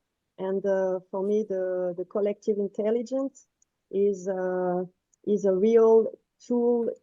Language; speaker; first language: English; non-native, fluent; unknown